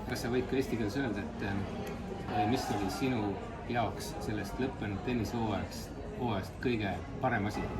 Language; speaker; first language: Estonian; native; Estonian